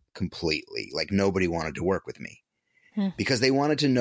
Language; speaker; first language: English; native; English